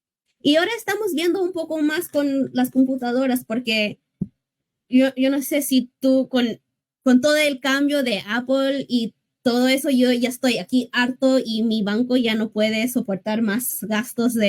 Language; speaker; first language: Spanish; early bilingual, heritage; English